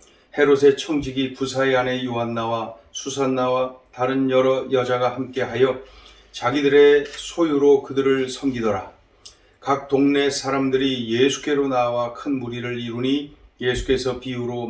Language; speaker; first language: Korean; native; Korean